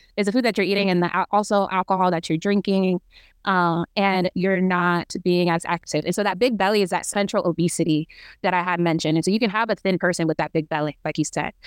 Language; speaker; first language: English; native; English